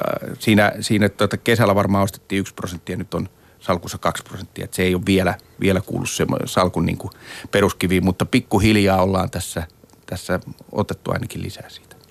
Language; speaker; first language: Finnish; native; Finnish